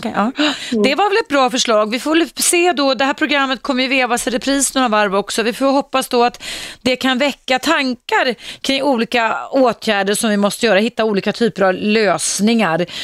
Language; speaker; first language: Swedish; native; Swedish